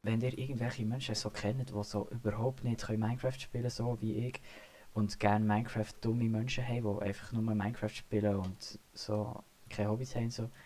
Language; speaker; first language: German; native; German